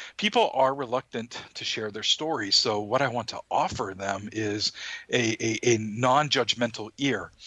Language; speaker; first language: English; native; English